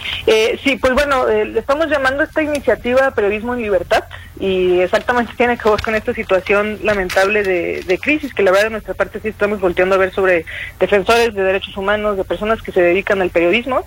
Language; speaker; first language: Spanish; native; Spanish